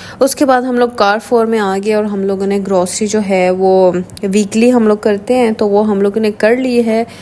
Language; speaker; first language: Urdu; native; Urdu